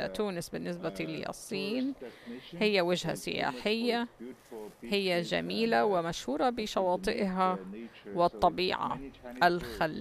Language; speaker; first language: Arabic; non-native, fluent; Chinese